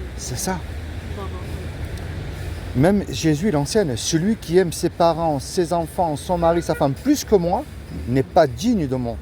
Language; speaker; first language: French; native; French